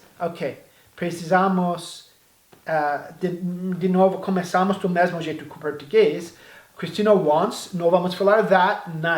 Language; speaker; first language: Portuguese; non-native, fluent; English